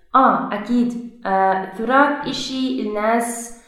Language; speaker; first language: Arabic; non-native, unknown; Dutch